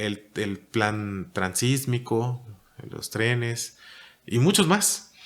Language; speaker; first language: Spanish; native; Spanish